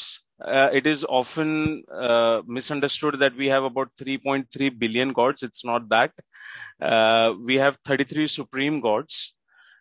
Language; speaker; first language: English; non-native, local second language; Marathi